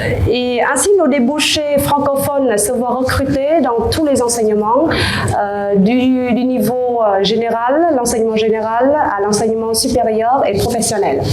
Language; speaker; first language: French; non-native, fluent; Vietnamese